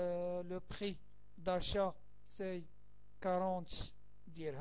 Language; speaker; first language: French; non-native, local second language; Arabic